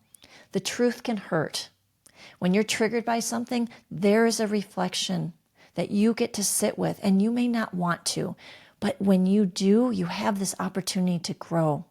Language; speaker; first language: English; native; English